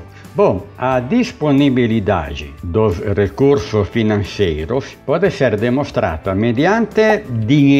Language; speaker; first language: Portuguese; non-native, learner; Italian